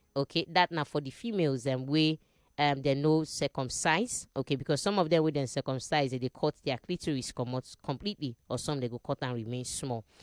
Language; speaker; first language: Nigerian Pidgin; non-native, local second language; Igbo